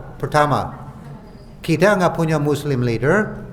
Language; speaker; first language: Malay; non-native, fluent; English